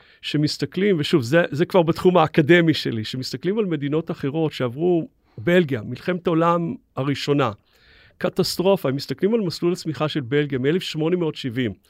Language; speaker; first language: Hebrew; native; Hebrew